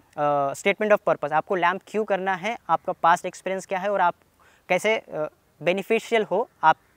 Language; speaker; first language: Hindi; non-native, local second language; Marathi